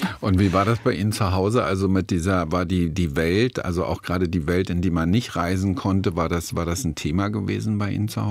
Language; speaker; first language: German; native; German